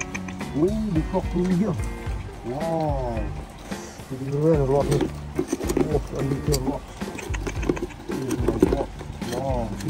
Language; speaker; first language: English; non-native, learner; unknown